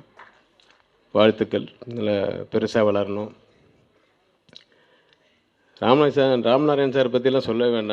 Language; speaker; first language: Tamil; native; Tamil